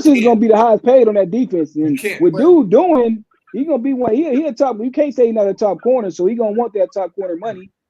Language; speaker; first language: English; native; English